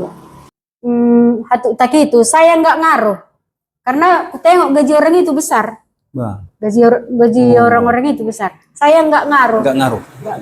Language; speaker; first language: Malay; non-native, local second language; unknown